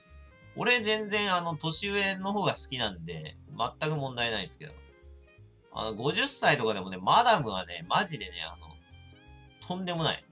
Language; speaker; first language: Japanese; native; Japanese